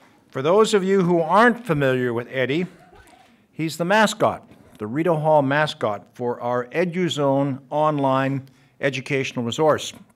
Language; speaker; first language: English; native; English